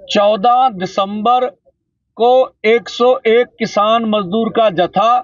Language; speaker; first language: Hindi; non-native, local second language; Punjabi